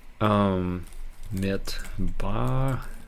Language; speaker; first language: German; non-native, learner; Ukrainian